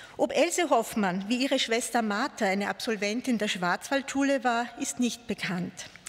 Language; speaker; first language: German; native; German